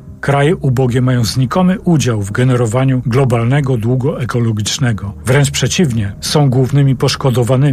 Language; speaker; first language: Polish; native; Polish